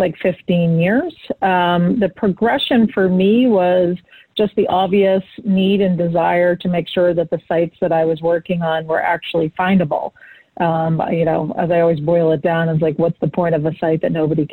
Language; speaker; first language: English; native; English